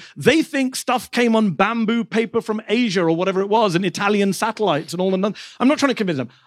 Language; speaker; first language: English; native; English